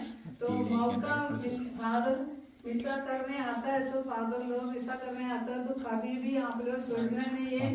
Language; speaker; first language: Hindi; non-native, local second language; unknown